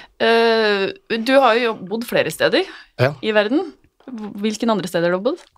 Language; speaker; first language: Norwegian; native; Norwegian